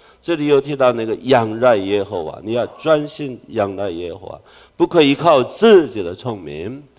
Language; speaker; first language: Chinese; non-native, fluent; Korean